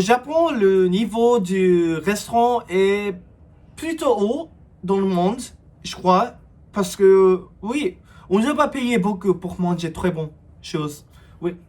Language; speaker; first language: French; non-native, learner; Japanese